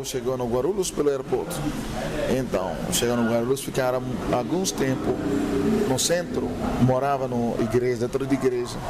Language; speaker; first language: Portuguese; non-native, learner; Igbo